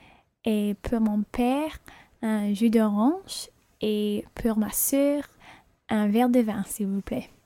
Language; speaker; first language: French; non-native, learner; English